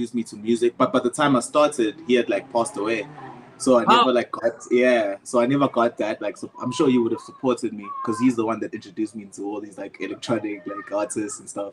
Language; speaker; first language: English; non-native, local second language; Zulu